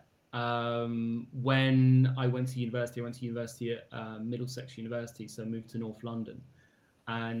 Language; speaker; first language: English; native; English